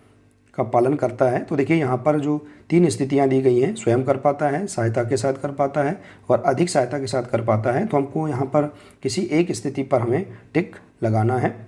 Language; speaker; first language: Hindi; native; Hindi